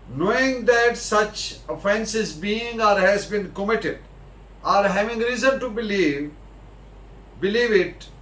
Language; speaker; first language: English; non-native, local second language; Urdu